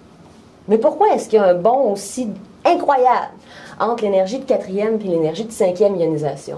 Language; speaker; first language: French; native; French